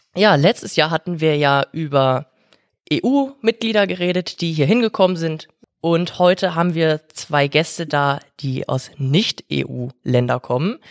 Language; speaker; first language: German; native; German